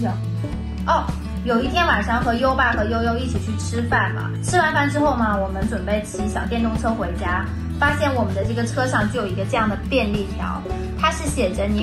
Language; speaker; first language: Chinese; native; Chinese